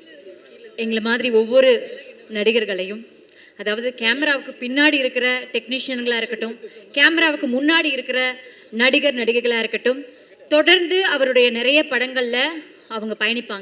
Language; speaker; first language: Tamil; native; Tamil